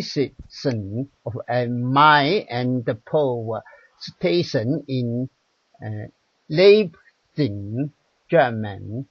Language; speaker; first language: English; non-native, learner; Chinese